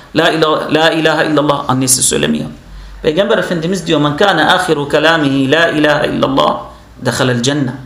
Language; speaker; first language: Turkish; non-native, fluent; Arabic